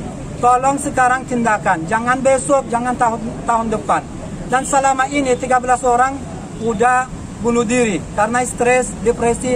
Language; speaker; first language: Indonesian; non-native, fluent; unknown